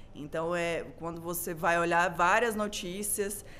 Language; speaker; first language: Portuguese; native; Portuguese